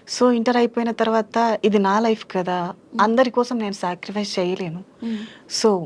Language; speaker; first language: Telugu; native; Telugu